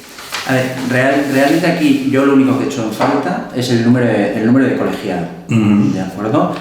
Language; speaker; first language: Spanish; native; Spanish